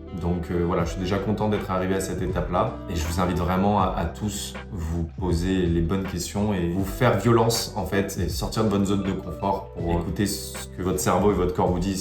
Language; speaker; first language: French; native; French